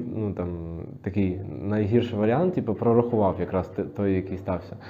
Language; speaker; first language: Ukrainian; native; Ukrainian